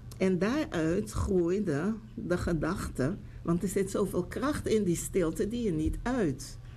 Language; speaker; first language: Dutch; native; Dutch